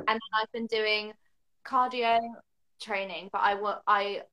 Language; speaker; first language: English; native; English